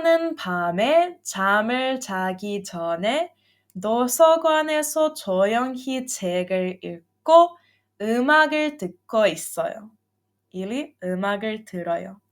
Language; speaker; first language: Korean; non-native, fluent; Serbian